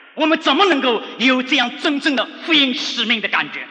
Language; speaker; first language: Chinese; native; Chinese